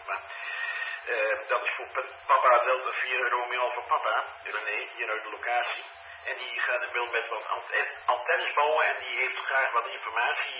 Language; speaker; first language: Dutch; native; Dutch